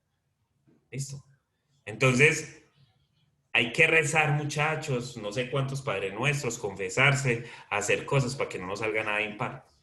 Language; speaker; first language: Spanish; native; Spanish